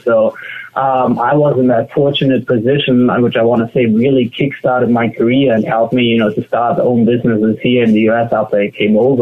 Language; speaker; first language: English; non-native, fluent; German